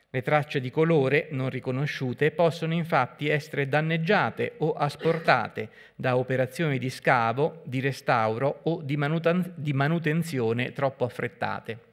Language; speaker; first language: Italian; native; Italian